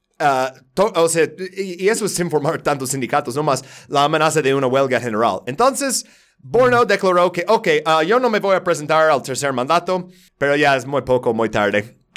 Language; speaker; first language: Spanish; non-native, fluent; English